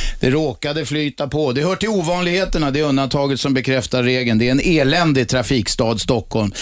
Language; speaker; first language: Swedish; native; Swedish